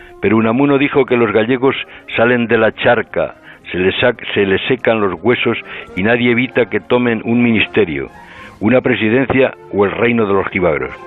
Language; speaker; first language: Spanish; native; Spanish